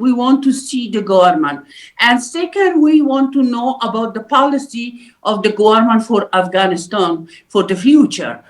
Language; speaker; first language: English; non-native, learner; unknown